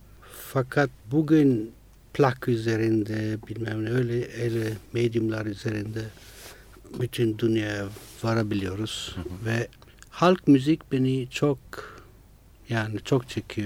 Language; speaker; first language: Turkish; non-native, fluent; Italian